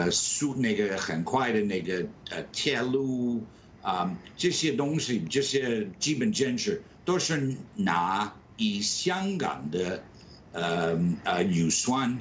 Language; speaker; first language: Chinese; non-native, fluent; English